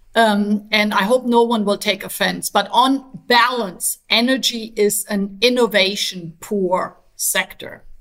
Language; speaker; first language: English; non-native, fluent; German